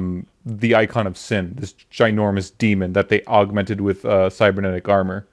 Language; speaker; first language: English; native; English